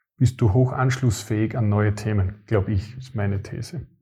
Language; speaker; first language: German; native; German